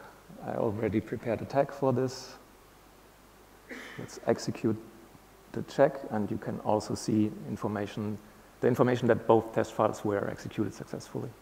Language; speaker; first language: English; non-native, fluent; German